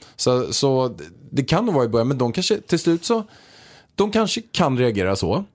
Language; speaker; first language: Swedish; native; Swedish